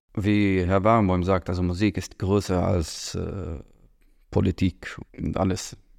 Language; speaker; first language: German; non-native, learner; Arabic